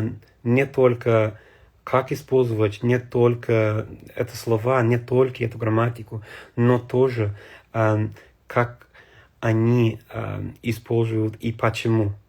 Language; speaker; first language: Russian; non-native, learner; English